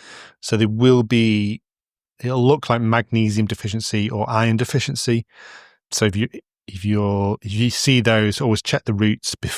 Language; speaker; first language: English; native; English